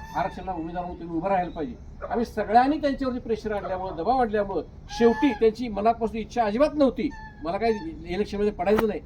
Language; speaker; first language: Marathi; native; Marathi